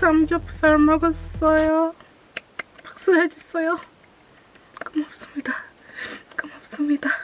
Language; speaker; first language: Korean; non-native, learner; English